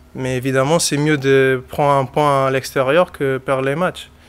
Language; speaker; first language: French; non-native, fluent; Portuguese